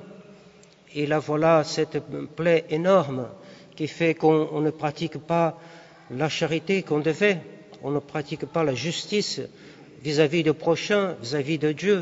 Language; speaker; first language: French; non-native, fluent; Portuguese